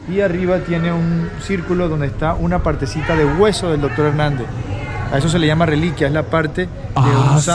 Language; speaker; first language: Spanish; native; Spanish